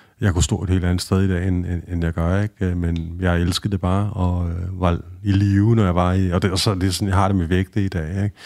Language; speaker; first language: Danish; native; Danish